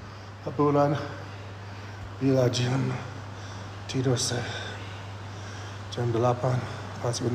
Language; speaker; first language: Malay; non-native, learner; English